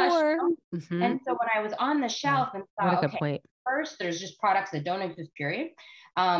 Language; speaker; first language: English; native; English